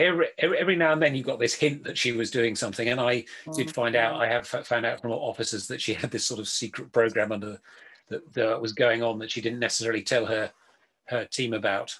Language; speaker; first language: English; native; English